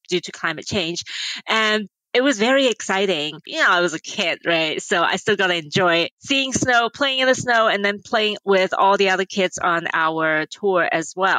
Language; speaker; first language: English; non-native, local second language; Cantonese